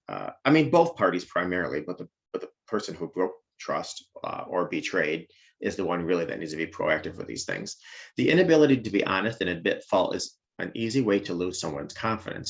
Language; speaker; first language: English; native; English